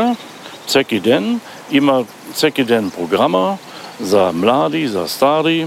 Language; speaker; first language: Bulgarian; non-native, learner; German